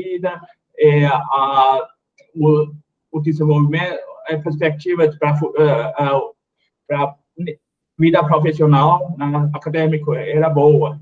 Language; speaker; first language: Portuguese; non-native, fluent; Chinese